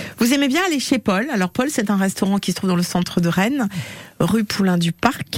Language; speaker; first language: French; native; French